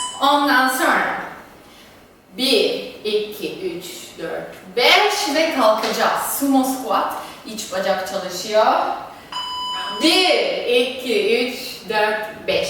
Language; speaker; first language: Turkish; non-native, fluent; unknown